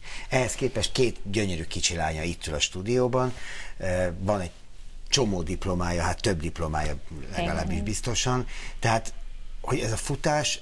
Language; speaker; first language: Hungarian; native; Hungarian